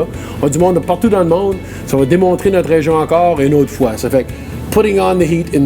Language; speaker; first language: French; native; French